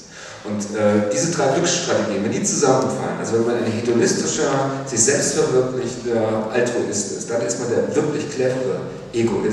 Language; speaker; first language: German; native; German